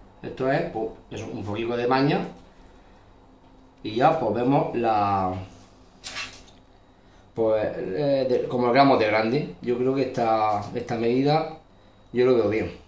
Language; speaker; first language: Spanish; native; Spanish